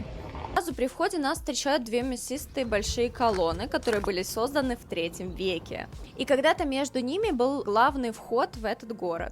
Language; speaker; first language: Russian; native; Russian